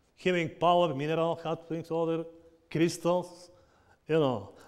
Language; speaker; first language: English; non-native, learner; Bulgarian